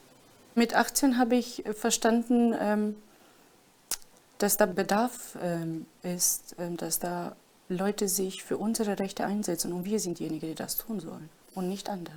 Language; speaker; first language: German; non-native, fluent; Romany